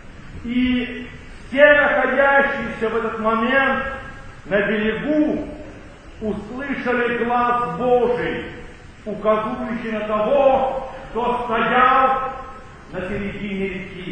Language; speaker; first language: Russian; native; Russian